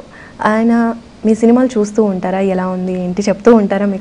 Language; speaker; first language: Telugu; native; Telugu